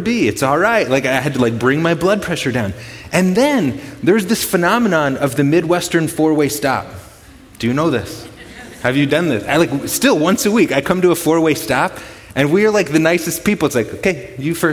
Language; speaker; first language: English; native; English